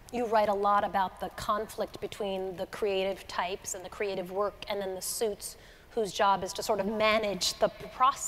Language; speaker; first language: English; native; English